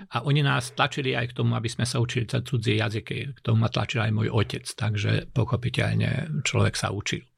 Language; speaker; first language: Slovak; non-native, local second language; Hungarian